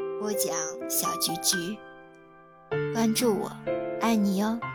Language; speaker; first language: Chinese; native; Chinese